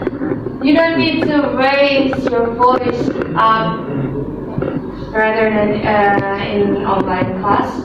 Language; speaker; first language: English; non-native, learner; Indonesian